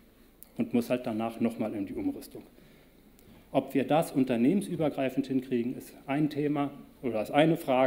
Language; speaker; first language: German; native; German